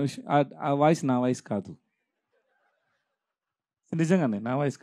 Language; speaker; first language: Telugu; non-native, learner; Tamil